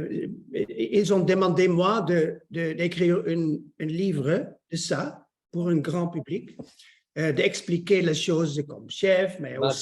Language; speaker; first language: French; non-native, learner; Dutch